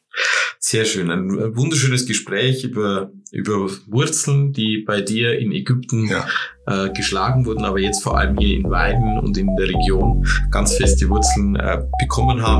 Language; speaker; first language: German; native; German